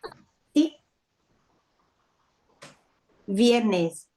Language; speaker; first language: Spanish; non-native, learner; English